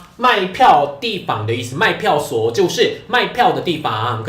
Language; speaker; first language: Chinese; non-native, fluent; Korean